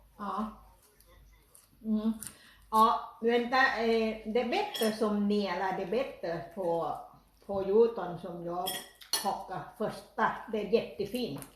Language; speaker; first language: Swedish; non-native, learner; Thai